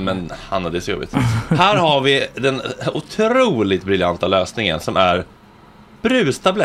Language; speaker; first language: Swedish; native; Swedish